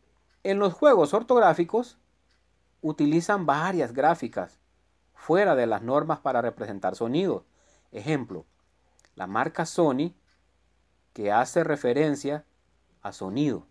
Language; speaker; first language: Spanish; native; Spanish